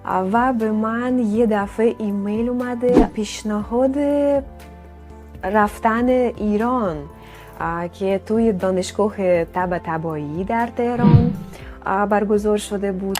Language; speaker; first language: Persian; non-native, fluent; Russian